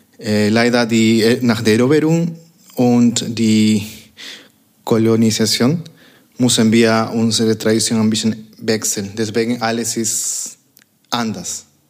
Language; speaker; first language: German; non-native, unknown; Spanish